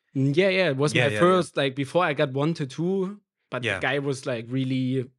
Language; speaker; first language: English; non-native, fluent; German